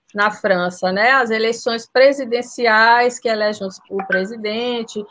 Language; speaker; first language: Portuguese; non-native, fluent; French